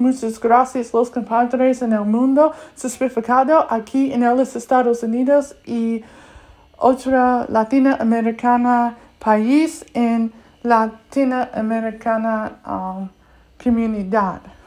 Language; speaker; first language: Spanish; non-native, learner; English